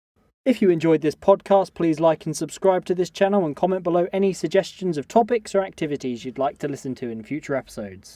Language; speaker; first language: English; native; English